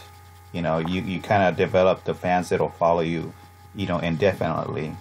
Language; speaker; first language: English; native; English